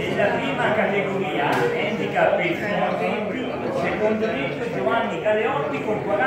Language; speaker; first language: Italian; native; Italian